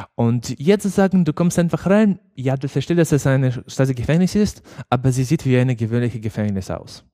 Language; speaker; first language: German; non-native, learner; Ukrainian